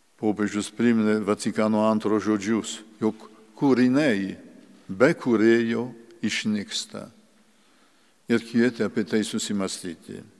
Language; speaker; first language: Lithuanian; early bilingual, heritage; Lithuanian